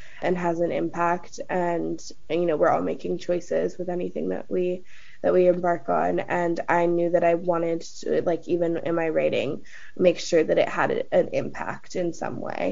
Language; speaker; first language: English; native; English